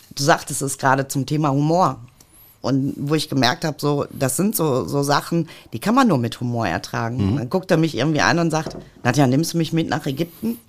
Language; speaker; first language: German; native; German